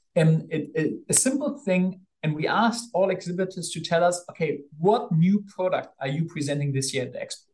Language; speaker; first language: English; non-native, fluent; German